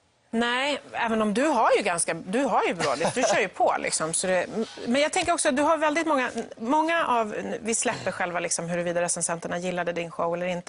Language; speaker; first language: Swedish; native; Swedish